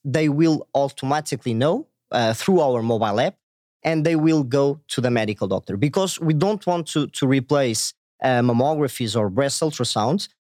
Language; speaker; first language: English; non-native, fluent; Portuguese